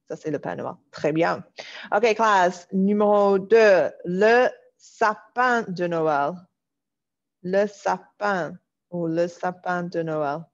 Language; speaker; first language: French; non-native, fluent; English